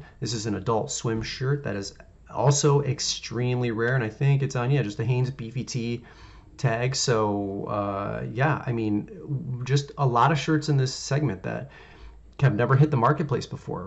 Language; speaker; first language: English; native; English